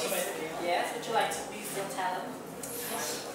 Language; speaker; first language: English; non-native, learner; Indonesian